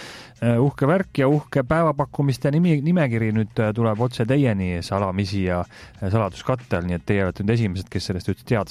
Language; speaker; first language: Estonian; native; Estonian